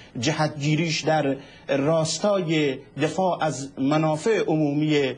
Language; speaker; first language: Persian; non-native, local second language; Central Kurdish